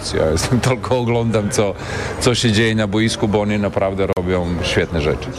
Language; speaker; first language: Polish; non-native, fluent; Serbian